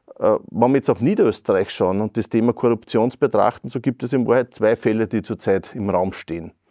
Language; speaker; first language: German; native; German